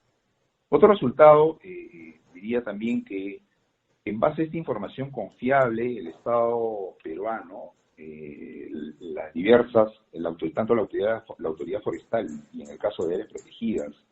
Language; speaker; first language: Spanish; native; Spanish